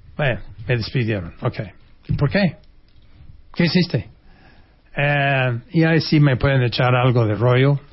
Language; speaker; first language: Spanish; non-native, fluent; English